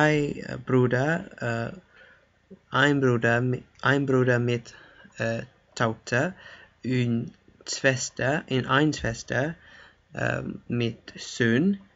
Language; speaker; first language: German; non-native, learner; English